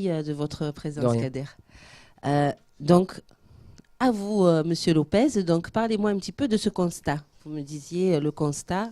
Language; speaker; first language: French; native; French